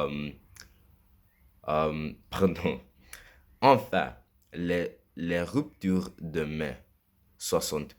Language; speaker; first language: French; non-native, learner; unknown